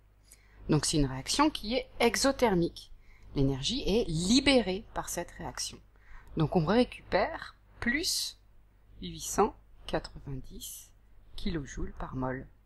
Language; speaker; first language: French; native; French